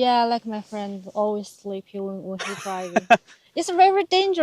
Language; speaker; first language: English; non-native, learner; Chinese